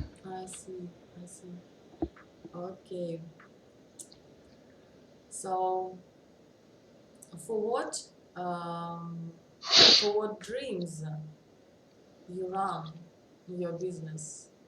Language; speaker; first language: English; non-native, learner; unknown